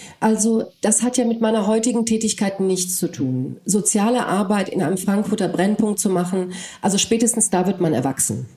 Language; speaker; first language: German; early bilingual, other home language; Polish